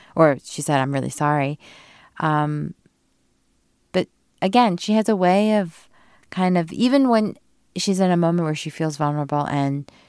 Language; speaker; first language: English; early bilingual, other home language; Korean